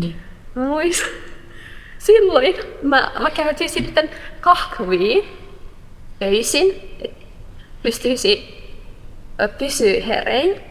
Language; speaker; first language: Finnish; non-native, fluent; Persian